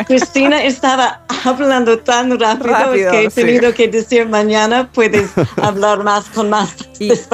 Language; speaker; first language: Spanish; non-native, fluent; English